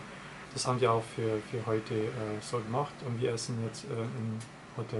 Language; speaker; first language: German; non-native, fluent; Russian